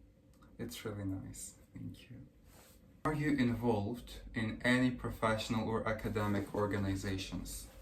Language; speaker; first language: English; early bilingual, other home language; Russian